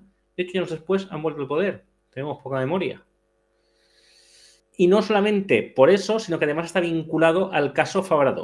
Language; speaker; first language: Spanish; native; Spanish